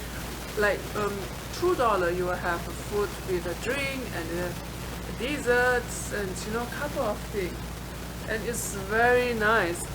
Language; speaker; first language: English; non-native, fluent; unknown